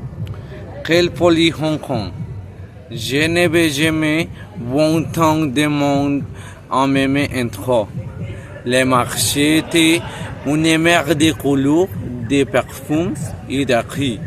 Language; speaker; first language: French; non-native, learner; Spanish